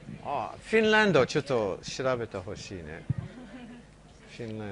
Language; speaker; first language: Japanese; non-native, learner; English